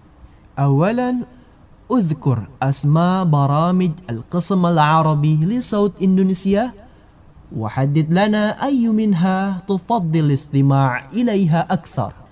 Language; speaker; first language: Arabic; non-native, fluent; Indonesian